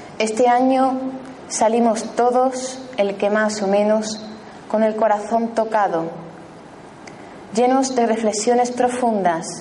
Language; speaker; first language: Spanish; native; Spanish